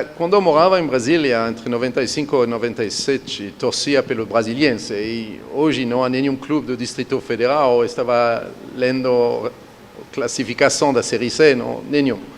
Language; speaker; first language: Portuguese; non-native, fluent; French